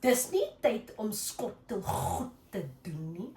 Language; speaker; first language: Afrikaans; non-native, learner; English